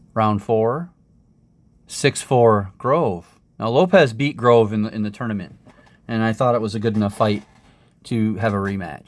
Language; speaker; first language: English; native; English